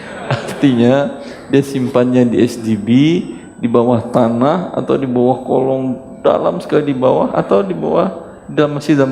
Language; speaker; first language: Indonesian; native; Indonesian